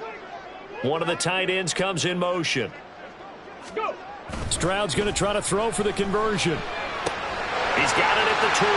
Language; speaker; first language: English; native; English